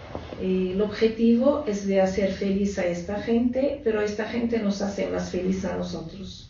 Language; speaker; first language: Spanish; non-native, fluent; Arabic